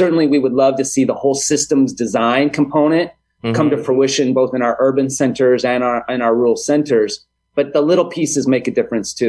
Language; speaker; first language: English; native; English